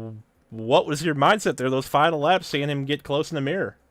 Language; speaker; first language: English; native; English